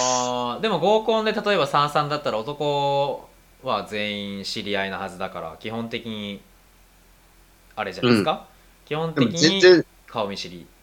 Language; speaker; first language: Japanese; native; Japanese